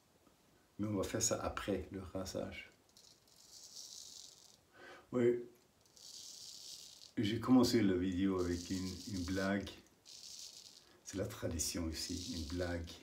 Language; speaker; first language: French; non-native, learner; English